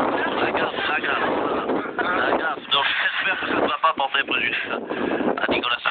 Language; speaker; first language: French; native; French